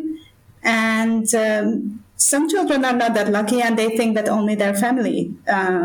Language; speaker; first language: English; non-native, fluent; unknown